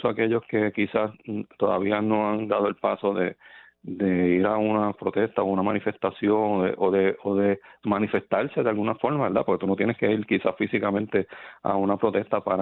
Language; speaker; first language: Spanish; native; Spanish